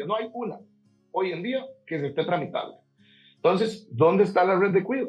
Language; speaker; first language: Spanish; native; Spanish